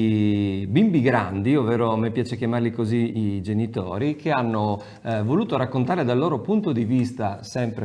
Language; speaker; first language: Italian; native; Italian